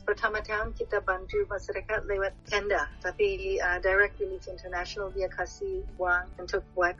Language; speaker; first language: Indonesian; non-native, fluent; English